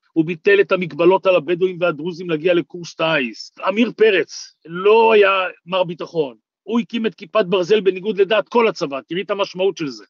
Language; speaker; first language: Hebrew; native; Hebrew